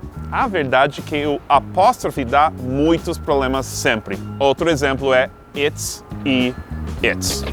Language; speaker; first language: Portuguese; non-native, fluent; English